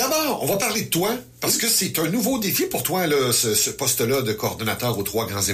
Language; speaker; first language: French; native; French